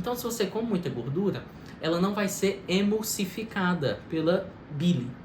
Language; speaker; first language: Portuguese; native; Portuguese